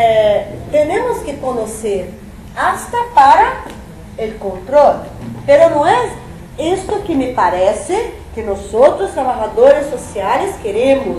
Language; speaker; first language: Spanish; non-native, fluent; Portuguese